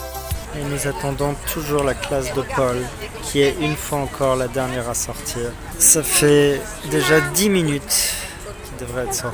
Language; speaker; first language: French; native; French